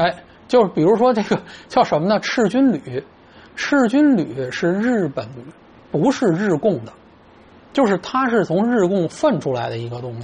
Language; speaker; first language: Chinese; native; Chinese